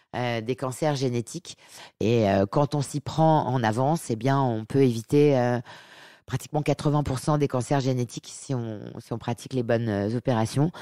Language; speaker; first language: French; native; French